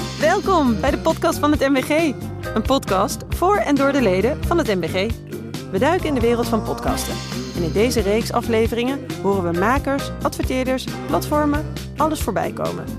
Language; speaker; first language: Dutch; native; Dutch